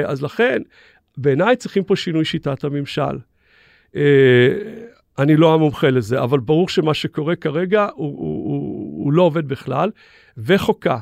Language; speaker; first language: Hebrew; native; Hebrew